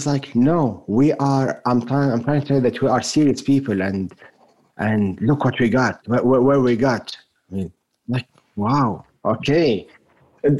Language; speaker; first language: English; non-native, fluent; French